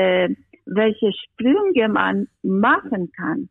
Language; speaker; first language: German; non-native, fluent; Romanian